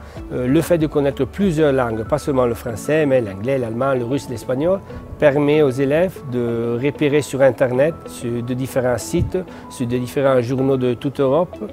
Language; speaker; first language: French; non-native, fluent; Italian